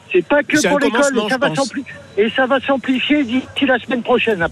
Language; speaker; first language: French; native; French